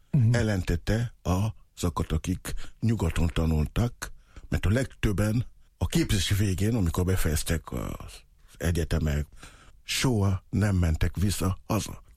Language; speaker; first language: Hungarian; non-native, fluent; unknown